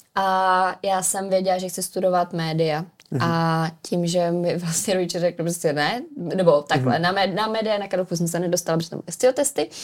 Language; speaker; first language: Czech; native; Czech